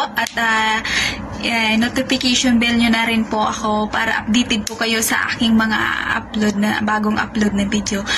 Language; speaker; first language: Filipino; non-native, local second language; Hiligaynon